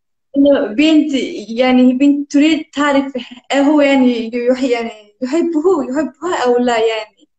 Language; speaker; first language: Arabic; non-native, learner; Turkish